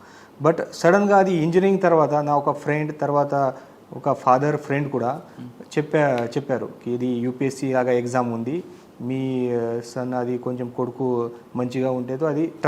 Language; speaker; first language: Telugu; non-native, fluent; Marathi